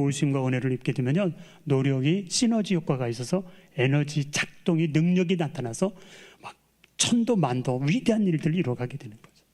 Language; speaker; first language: Korean; native; Korean